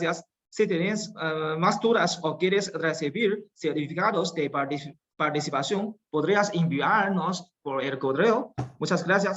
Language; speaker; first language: Spanish; non-native, learner; Chinese